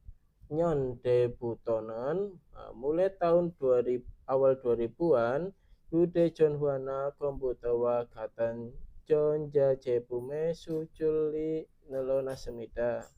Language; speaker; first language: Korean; non-native, fluent; Indonesian